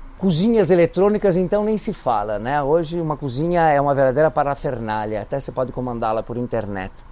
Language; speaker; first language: Portuguese; non-native, fluent; Greek